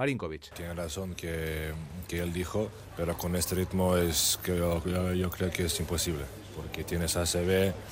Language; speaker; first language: Spanish; non-native, fluent; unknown